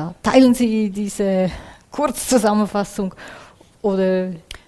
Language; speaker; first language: German; native; German